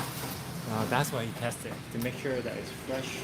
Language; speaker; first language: English; native; English